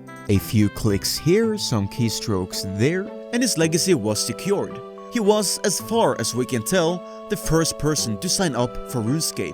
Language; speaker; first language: English; native; English